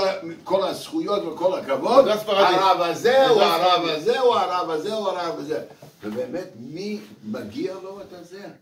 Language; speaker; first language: Hebrew; non-native, fluent; English